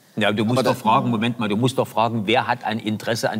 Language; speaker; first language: German; native; German